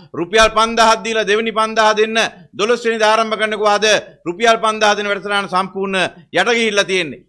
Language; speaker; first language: Sinhala; native; Sinhala